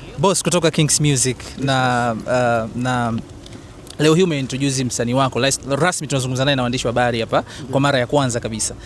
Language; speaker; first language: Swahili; native; Swahili